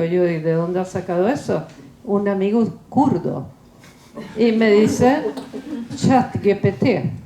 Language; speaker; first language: Spanish; non-native, fluent; Swedish